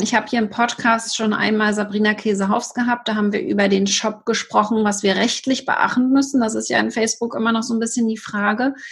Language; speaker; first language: German; native; German